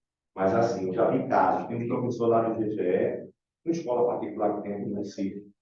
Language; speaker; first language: Portuguese; native; Portuguese